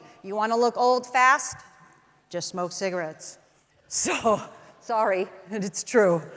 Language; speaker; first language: English; native; English